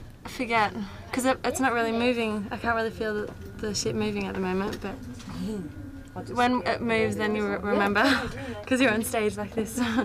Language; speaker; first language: English; early bilingual, other home language; German